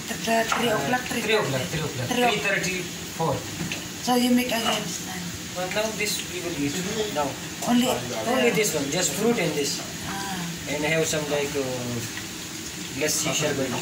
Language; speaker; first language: English; non-native, learner; Filipino